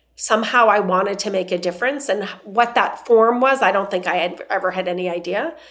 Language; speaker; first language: English; non-native, fluent; Persian